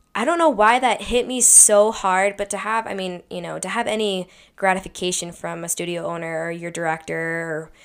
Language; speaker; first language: English; native; English